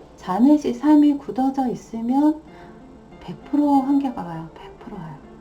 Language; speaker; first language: Korean; native; Korean